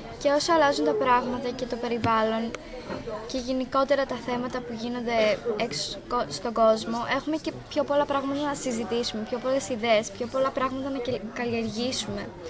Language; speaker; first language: Greek; early bilingual, heritage; Greek